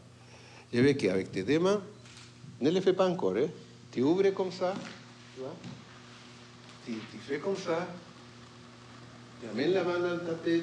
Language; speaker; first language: French; non-native, fluent; Spanish